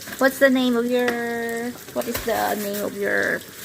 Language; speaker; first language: English; non-native, learner; Filipino